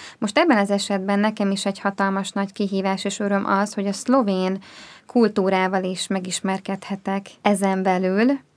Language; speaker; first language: Hungarian; native; Hungarian